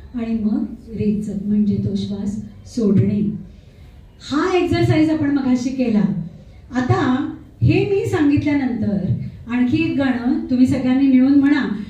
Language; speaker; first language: Marathi; native; Marathi